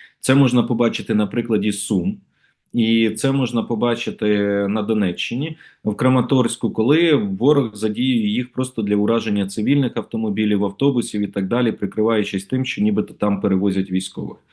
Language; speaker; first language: Ukrainian; native; Ukrainian